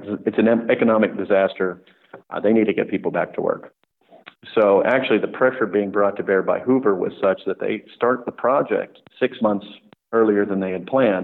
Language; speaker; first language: English; native; English